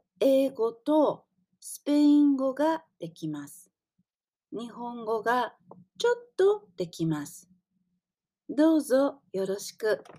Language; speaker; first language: Japanese; non-native, learner; English